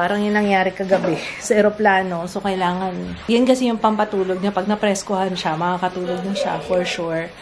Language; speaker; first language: Filipino; native; Filipino